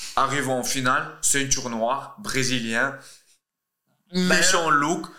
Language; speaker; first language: French; early bilingual, other home language; Russian